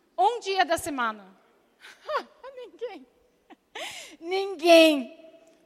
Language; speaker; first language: Portuguese; non-native, learner; English